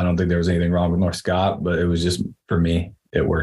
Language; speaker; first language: English; native; English